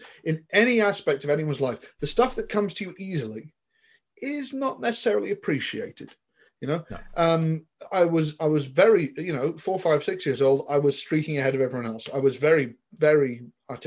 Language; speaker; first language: English; native; English